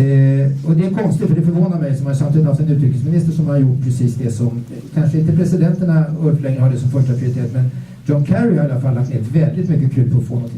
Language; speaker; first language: Swedish; native; Swedish